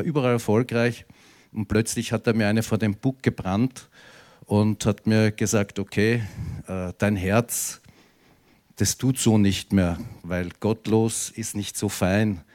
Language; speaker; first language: German; native; German